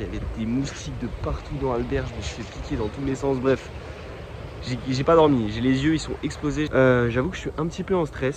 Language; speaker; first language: French; native; French